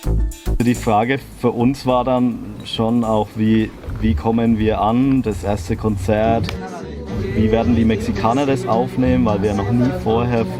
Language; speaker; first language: German; native; German